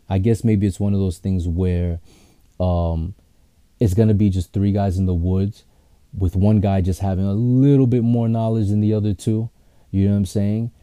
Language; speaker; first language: English; native; English